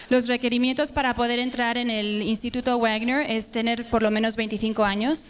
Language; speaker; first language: Spanish; native; Spanish